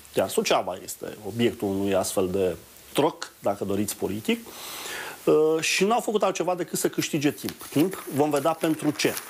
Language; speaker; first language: Romanian; native; Romanian